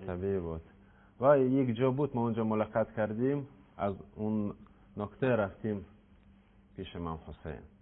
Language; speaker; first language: Persian; non-native, learner; Russian